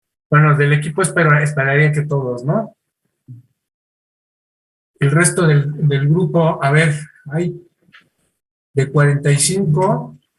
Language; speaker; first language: Spanish; native; Spanish